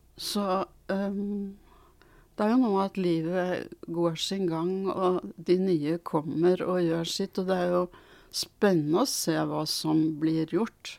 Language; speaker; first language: Norwegian; early bilingual, other home language; Swedish